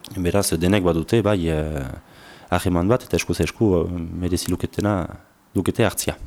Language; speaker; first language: Basque; native; Basque